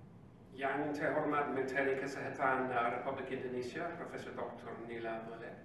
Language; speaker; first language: Indonesian; non-native, learner; English